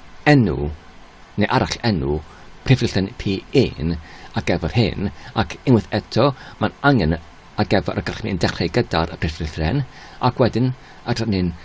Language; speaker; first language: Welsh; non-native, learner; English